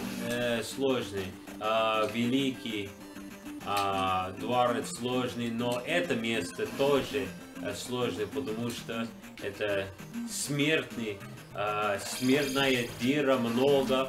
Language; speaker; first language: Russian; non-native, learner; English